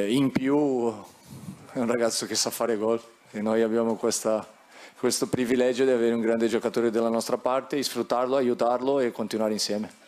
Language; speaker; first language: Italian; non-native, fluent; Portuguese